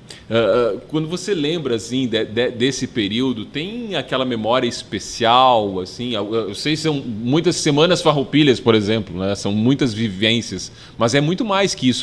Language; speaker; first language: Portuguese; native; Portuguese